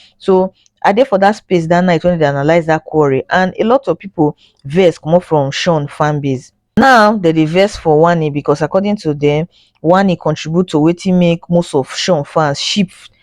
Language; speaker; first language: Nigerian Pidgin; native; Nigerian Pidgin